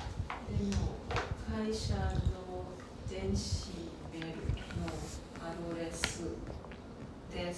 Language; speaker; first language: Japanese; non-native, learner; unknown